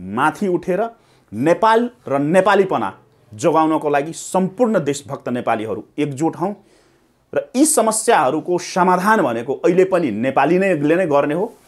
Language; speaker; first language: Nepali; non-native, local second language; Maithili